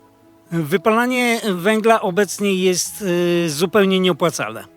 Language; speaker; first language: Polish; native; Polish